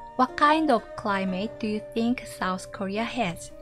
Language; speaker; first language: English; non-native, fluent; Korean